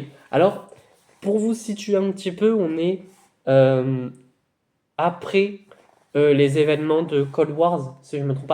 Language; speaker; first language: French; native; French